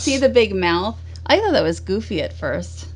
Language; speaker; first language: English; native; English